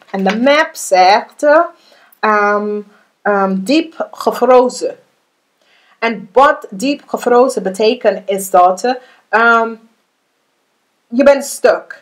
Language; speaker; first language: Dutch; non-native, learner; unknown